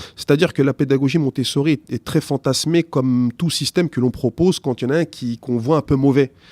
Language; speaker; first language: French; early bilingual, other home language; Arabic